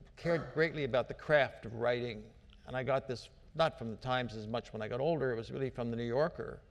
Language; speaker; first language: English; native; English